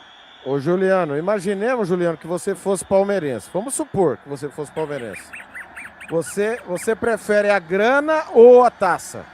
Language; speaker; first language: Portuguese; native; Portuguese